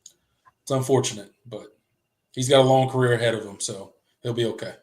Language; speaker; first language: English; native; English